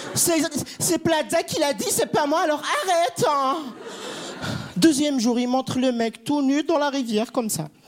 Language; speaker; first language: French; non-native, local second language; Kabyle